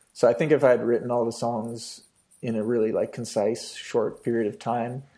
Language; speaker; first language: English; native; English